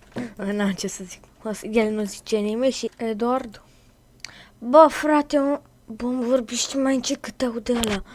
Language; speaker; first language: Romanian; native; Romanian